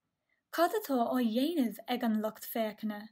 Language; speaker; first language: Irish; non-native, local second language; English